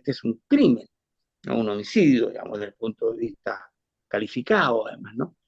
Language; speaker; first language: Spanish; native; Spanish